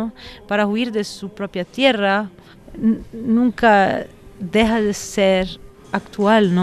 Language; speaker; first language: Spanish; non-native, fluent; Italian